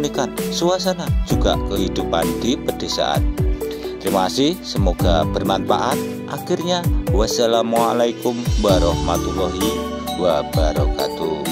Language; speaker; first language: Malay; non-native, local second language; Javanese